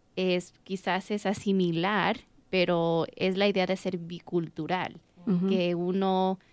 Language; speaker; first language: Spanish; early bilingual, heritage; Spanish